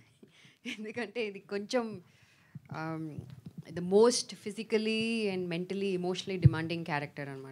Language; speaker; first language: Telugu; non-native, fluent; Tamil